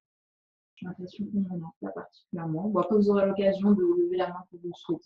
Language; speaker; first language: French; native; French